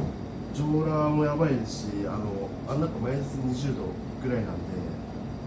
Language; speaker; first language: Japanese; native; Japanese